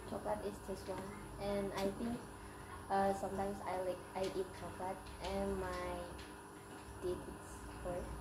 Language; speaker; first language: English; non-native, learner; Indonesian